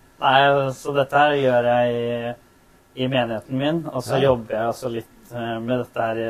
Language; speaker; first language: Norwegian; early bilingual, other home language; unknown